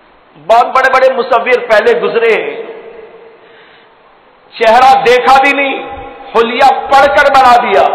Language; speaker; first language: Urdu; native; Urdu